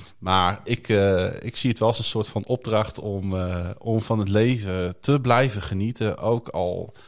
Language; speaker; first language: Dutch; native; Dutch